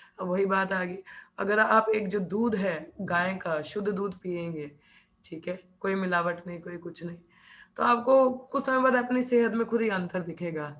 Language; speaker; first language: Hindi; non-native, local second language; Punjabi